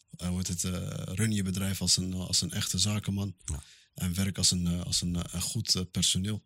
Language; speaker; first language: Dutch; early bilingual, other home language; Arabic